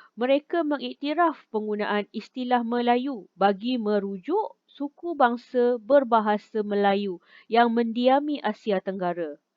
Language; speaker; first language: Malay; native; Malay